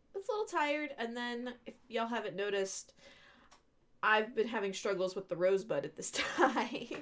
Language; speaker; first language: English; native; English